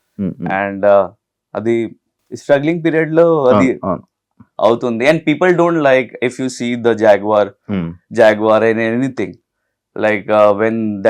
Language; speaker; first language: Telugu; non-native, learner; Hindi